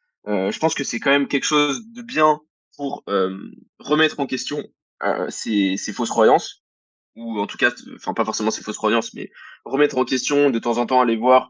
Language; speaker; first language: French; native; French